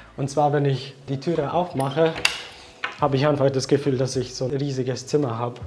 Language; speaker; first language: German; non-native, fluent; Slovenian